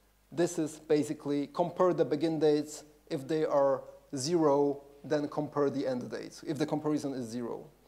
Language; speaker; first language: English; non-native, fluent; Polish